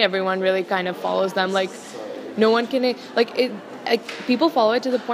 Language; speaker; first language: English; non-native, local second language; Punjabi